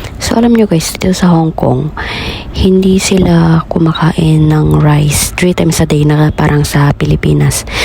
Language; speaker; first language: Filipino; non-native, local second language; Iloko